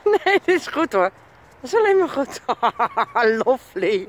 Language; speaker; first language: Dutch; native; Dutch